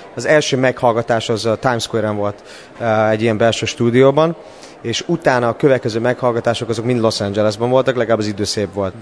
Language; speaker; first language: Hungarian; early bilingual, other home language; English